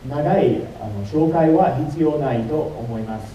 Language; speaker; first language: Japanese; non-native, fluent; English